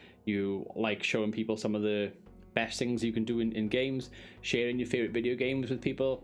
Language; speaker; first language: English; native; English